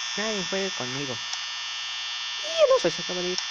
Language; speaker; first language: Spanish; native; Spanish